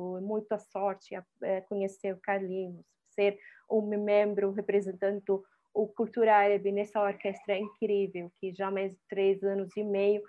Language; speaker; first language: Portuguese; non-native, fluent; Arabic